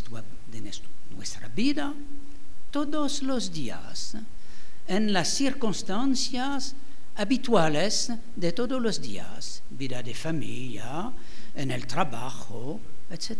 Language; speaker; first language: Spanish; non-native, fluent; French